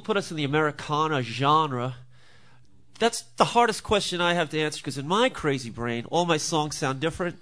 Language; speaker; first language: English; native; English